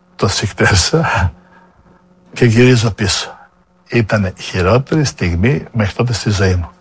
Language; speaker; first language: Greek; non-native, fluent; Serbian